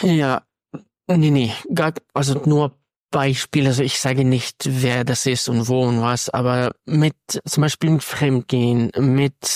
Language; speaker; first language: German; non-native, fluent; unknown